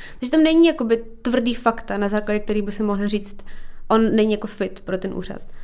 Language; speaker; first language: Czech; native; Czech